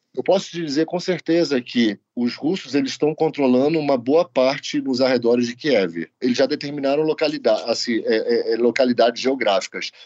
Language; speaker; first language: Portuguese; native; Portuguese